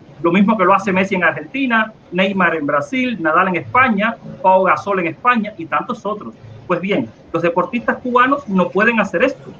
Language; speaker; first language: Spanish; native; Spanish